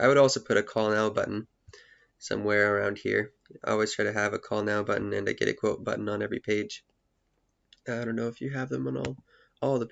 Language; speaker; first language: English; native; English